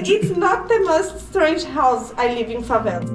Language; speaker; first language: English; non-native, learner; Portuguese